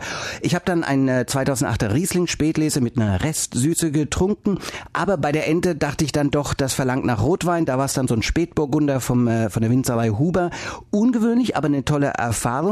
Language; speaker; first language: German; native; German